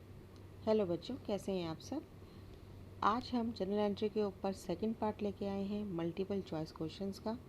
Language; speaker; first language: Hindi; native; Hindi